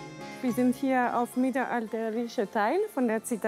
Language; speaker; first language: German; non-native, learner; French